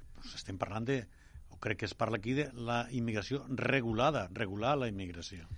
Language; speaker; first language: Catalan; native; Catalan